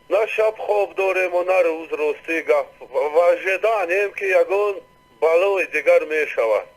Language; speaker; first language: Tajik; non-native, local second language; Shughni